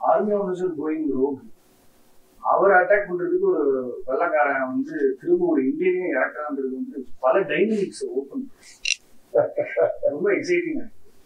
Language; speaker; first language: Tamil; native; Tamil